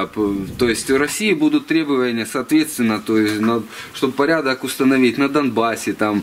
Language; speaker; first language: Russian; native; Russian